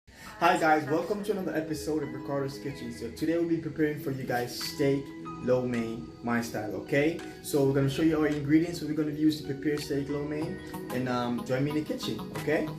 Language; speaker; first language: English; native; English